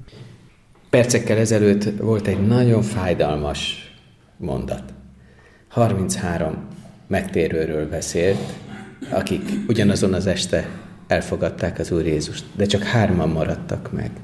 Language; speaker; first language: Hungarian; native; Hungarian